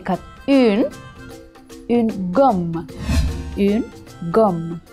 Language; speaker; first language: French; non-native, fluent; Sinhala